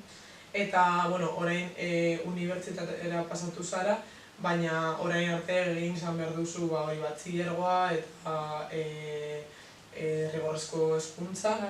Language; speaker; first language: Basque; non-native, local second language; Spanish